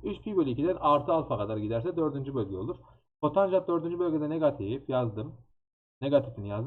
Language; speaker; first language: Turkish; native; Turkish